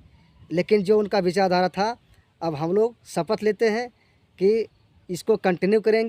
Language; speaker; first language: Hindi; native; Hindi